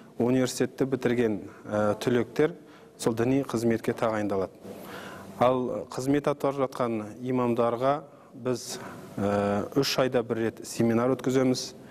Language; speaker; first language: Kazakh; native; Kazakh